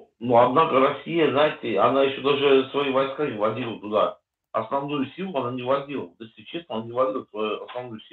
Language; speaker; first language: Russian; native; Russian